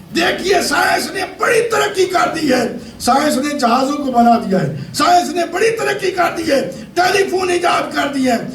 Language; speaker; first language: Urdu; native; Urdu